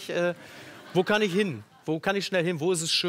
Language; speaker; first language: German; native; German